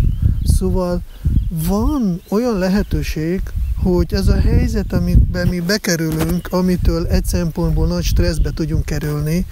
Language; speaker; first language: Hungarian; non-native, fluent; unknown